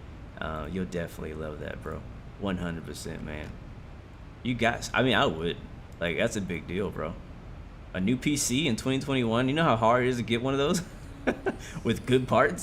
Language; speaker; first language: English; native; English